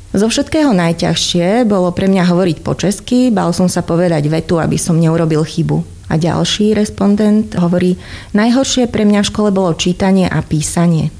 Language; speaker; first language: Slovak; native; Slovak